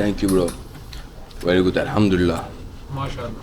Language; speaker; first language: English; non-native, learner; Turkish